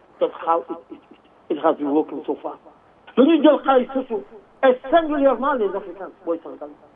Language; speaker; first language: English; non-native, fluent; Wolof